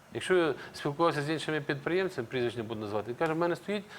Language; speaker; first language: Ukrainian; native; Ukrainian